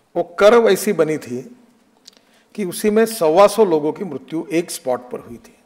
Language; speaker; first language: Hindi; non-native, local second language; Marathi